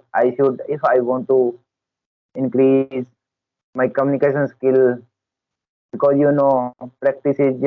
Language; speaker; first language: English; non-native, learner; Hindi